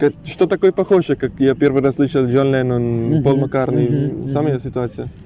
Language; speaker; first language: Russian; non-native, learner; Spanish